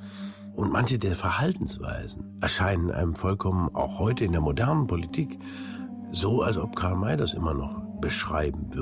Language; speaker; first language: German; native; German